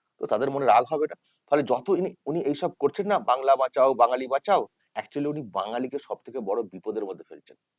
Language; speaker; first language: Bangla; native; Bangla